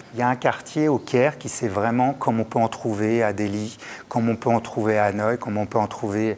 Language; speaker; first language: French; native; French